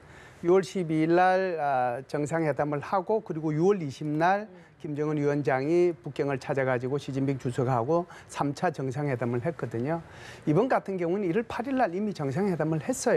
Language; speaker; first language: Korean; native; Korean